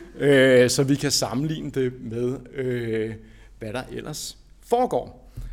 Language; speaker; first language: Danish; native; Danish